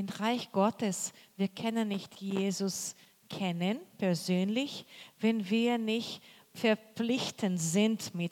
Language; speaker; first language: German; non-native, learner; Portuguese